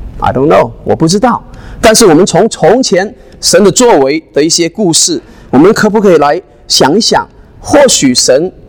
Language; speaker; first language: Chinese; non-native, local second language; Cantonese